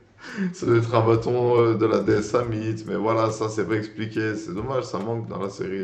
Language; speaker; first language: French; native; French